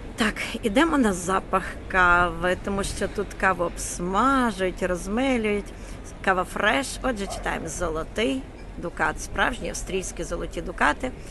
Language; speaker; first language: Ukrainian; native; Ukrainian